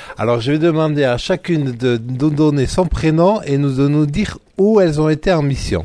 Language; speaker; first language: French; native; French